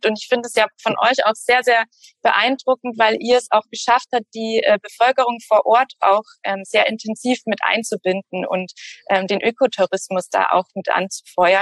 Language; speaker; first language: German; native; German